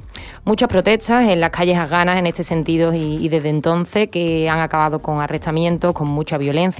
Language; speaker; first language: Spanish; native; Spanish